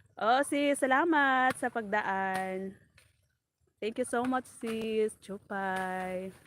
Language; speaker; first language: Filipino; non-native, local second language; Bikol